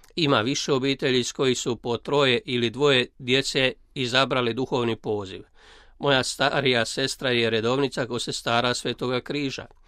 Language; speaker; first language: Croatian; native; Croatian